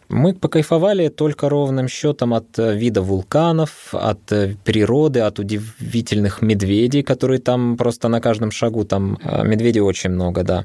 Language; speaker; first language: Russian; early bilingual, other home language; Arabic